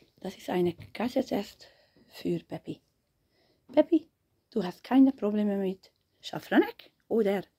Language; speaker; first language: German; non-native, fluent; Hungarian